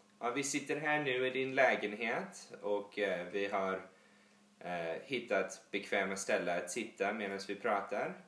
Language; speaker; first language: Swedish; early bilingual, heritage; English